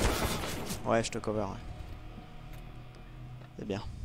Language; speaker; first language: French; native; French